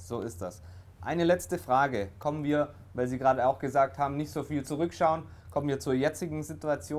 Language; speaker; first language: German; native; German